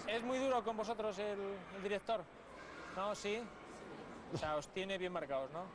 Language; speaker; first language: Spanish; native; Spanish